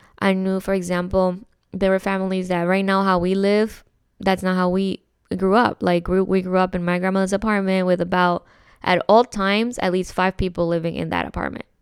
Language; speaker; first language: English; early bilingual, other home language; Spanish